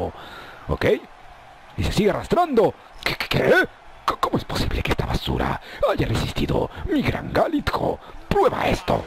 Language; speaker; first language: Spanish; native; Spanish